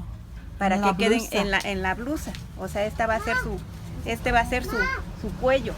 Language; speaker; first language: Spanish; native; Spanish